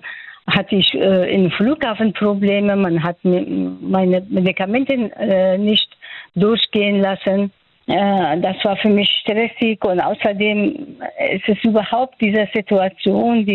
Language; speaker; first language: German; non-native, fluent; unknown